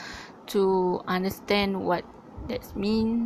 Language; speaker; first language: English; non-native, learner; Malay